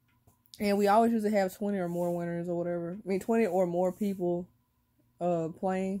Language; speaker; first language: English; native; English